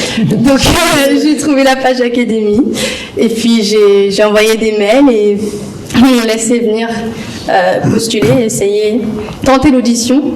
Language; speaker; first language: French; early bilingual, heritage; English